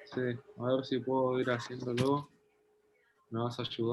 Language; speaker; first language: Spanish; native; Spanish